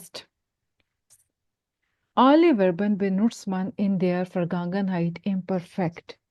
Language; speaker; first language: German; non-native, fluent; Urdu